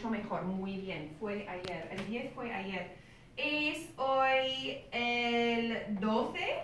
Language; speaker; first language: Spanish; non-native, fluent; English